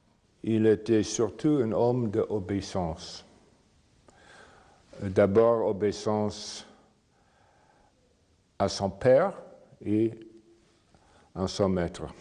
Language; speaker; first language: French; non-native, fluent; English